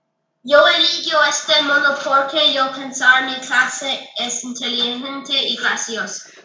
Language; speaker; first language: Spanish; non-native, learner; English